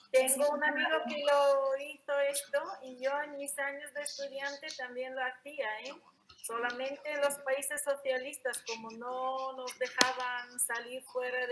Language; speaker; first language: Spanish; non-native, fluent; Bulgarian